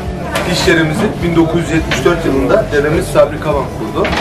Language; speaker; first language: Turkish; native; Turkish